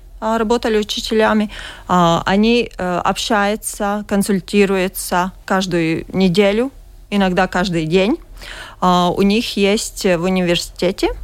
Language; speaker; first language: Russian; non-native, learner; Latvian